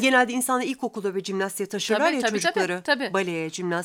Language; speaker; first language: Turkish; native; Turkish